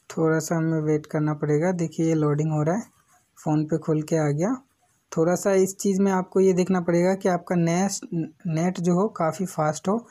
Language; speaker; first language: Hindi; native; Hindi